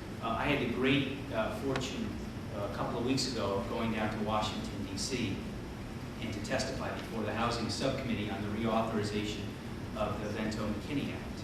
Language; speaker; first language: English; native; English